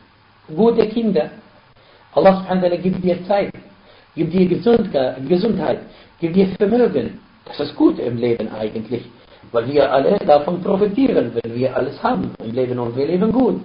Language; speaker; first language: German; non-native, fluent; Arabic